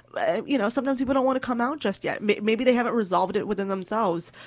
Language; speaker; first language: English; native; English